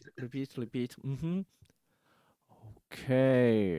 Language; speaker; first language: English; non-native, learner; Japanese